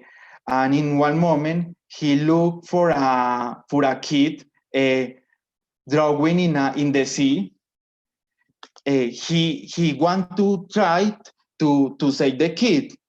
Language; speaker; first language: English; non-native, learner; Spanish